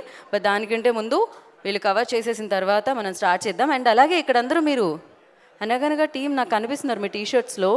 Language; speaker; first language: Telugu; native; Telugu